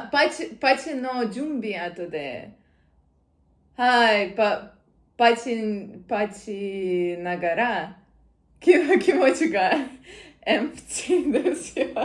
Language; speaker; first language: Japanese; non-native, learner; Russian